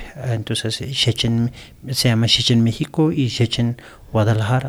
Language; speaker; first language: Spanish; non-native, learner; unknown